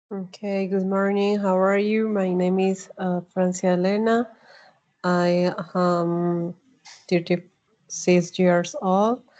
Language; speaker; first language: English; non-native, learner; Spanish